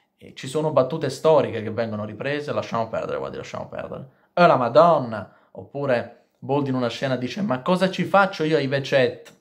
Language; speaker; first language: Italian; native; Italian